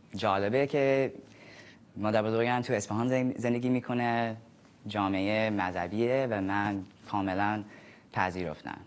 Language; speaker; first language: Persian; non-native, learner; English